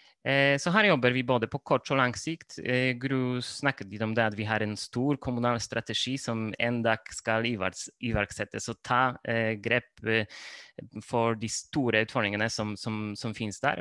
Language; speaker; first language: Norwegian; non-native, fluent; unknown